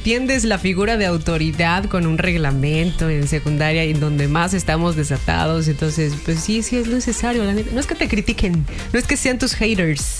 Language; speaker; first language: Spanish; native; Spanish